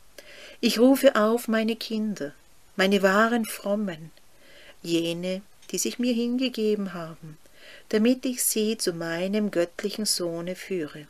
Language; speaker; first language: German; native; German